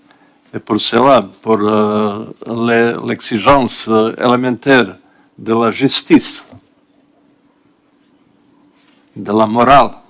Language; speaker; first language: French; non-native, learner; Bosnian